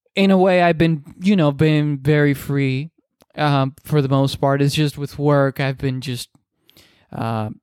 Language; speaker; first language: English; non-native, fluent; Spanish